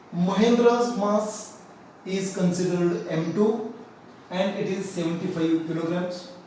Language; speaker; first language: English; non-native, local second language; Marathi